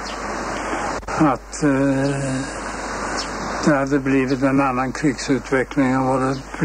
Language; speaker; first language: Swedish; native; Swedish